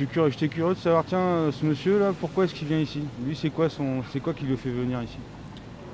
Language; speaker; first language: French; native; French